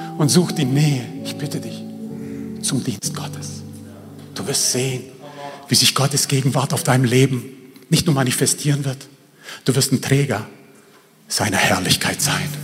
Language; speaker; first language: German; early bilingual, other home language; Croatian